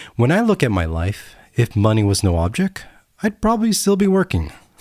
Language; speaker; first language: English; native; English